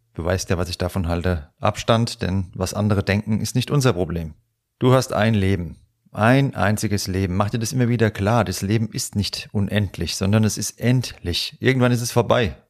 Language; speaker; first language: German; native; German